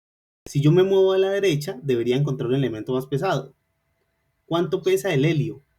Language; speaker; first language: Spanish; native; Spanish